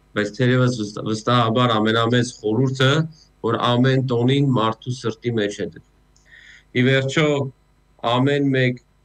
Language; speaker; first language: Armenian; native; Armenian